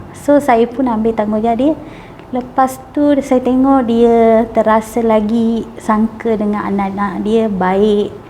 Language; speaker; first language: Malay; non-native, local second language; Tamil